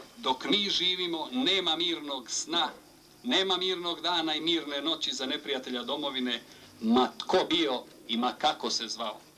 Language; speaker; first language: Bosnian; native; Bosnian